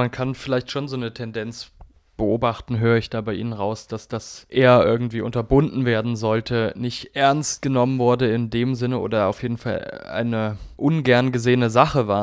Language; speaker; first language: German; native; German